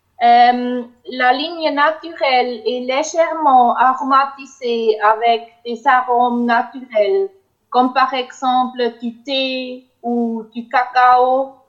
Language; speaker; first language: French; non-native, local second language; German